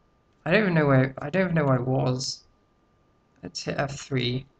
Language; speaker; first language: English; native; English